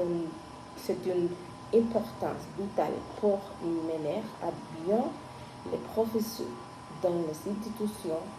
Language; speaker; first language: French; non-native, learner; Spanish